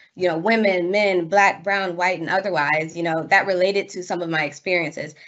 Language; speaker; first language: English; native; English